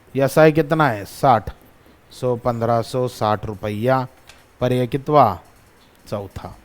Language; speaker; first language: Hindi; non-native, local second language; Marathi